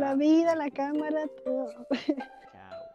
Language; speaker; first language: Spanish; native; Spanish